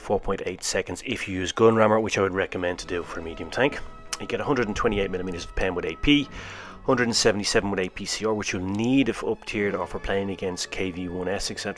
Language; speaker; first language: English; native; English